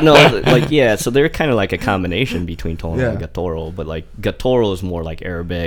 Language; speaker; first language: English; early bilingual, other home language; Vietnamese